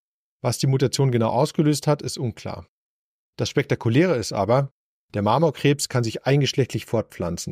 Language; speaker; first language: German; native; German